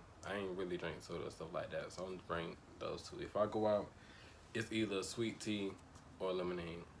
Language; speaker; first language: English; native; English